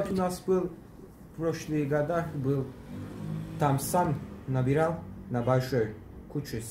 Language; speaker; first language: Russian; early bilingual, heritage; Turkish